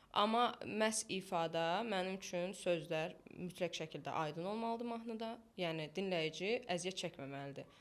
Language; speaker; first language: Azerbaijani; non-native, local second language; Russian